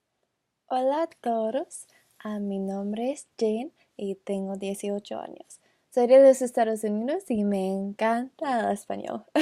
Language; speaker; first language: Spanish; non-native, learner; English